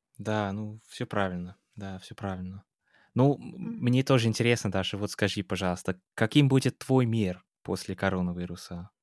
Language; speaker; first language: Russian; non-native, fluent; English